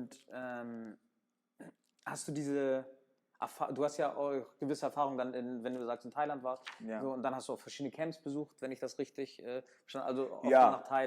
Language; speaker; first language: German; native; German